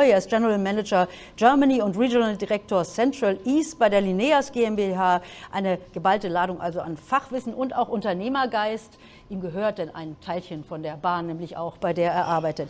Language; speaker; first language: German; native; German